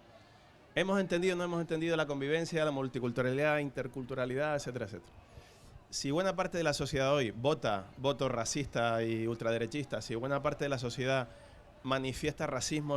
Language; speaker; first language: Spanish; native; Spanish